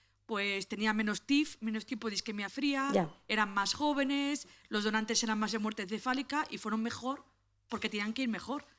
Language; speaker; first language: Spanish; native; Spanish